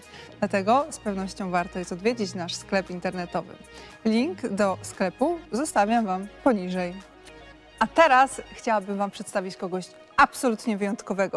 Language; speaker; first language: Polish; native; Polish